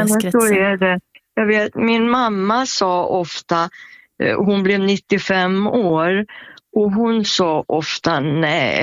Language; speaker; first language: Swedish; native; Swedish